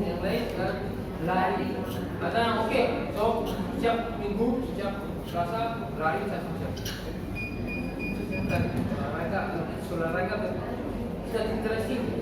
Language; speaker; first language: Indonesian; non-native, learner; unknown